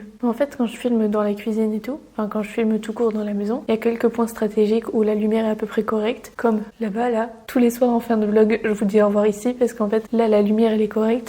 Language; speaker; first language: French; native; French